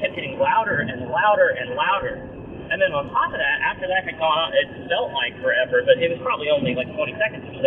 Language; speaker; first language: English; native; English